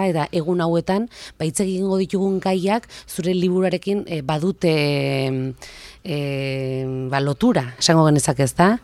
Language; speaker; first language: Basque; native; Basque